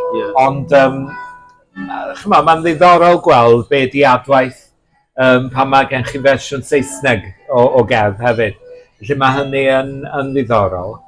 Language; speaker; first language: Welsh; native; Welsh